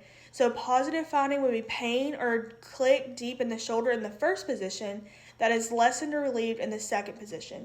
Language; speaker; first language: English; native; English